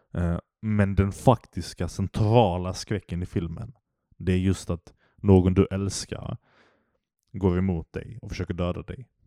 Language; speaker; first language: Swedish; early bilingual, other home language; Turkish